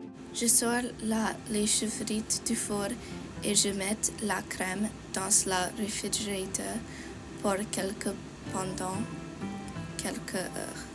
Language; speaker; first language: French; non-native, learner; English